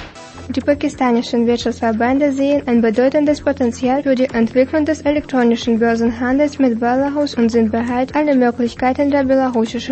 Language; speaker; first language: German; non-native, fluent; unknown